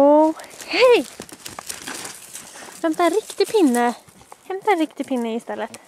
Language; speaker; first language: Swedish; native; Swedish